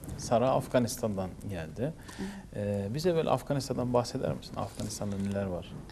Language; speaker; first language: Turkish; native; Turkish